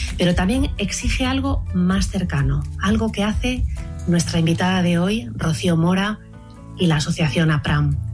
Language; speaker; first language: Spanish; native; Spanish